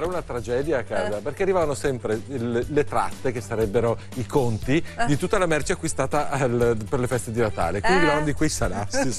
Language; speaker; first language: Italian; native; Italian